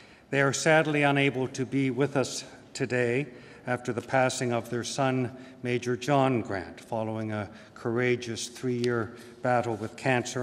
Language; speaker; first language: English; native; English